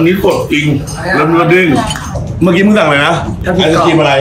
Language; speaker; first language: Thai; native; Thai